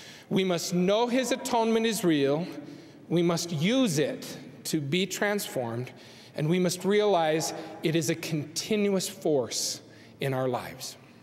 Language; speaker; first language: English; native; English